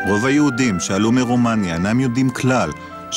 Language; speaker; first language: Hebrew; native; Hebrew